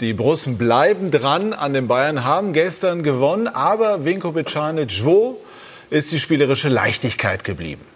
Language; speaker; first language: German; native; German